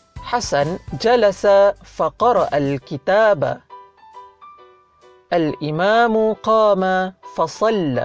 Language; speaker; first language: Arabic; non-native, fluent; Malay